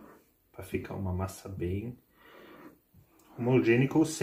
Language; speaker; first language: Portuguese; non-native, learner; German